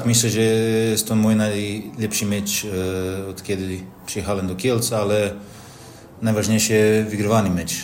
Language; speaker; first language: Polish; non-native, learner; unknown